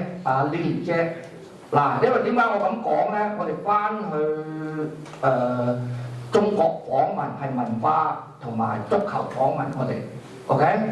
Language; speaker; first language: Cantonese; native; Cantonese